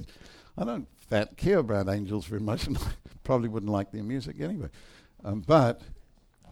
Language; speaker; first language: English; native; English